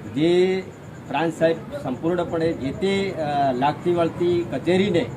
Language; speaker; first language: Gujarati; non-native, local second language; Bhili